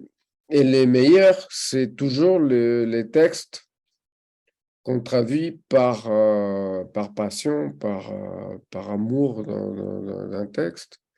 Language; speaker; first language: French; non-native, fluent; Spanish